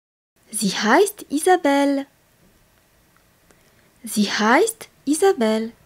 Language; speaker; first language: German; non-native, fluent; French